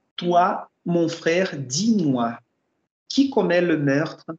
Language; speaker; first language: French; non-native, fluent; Portuguese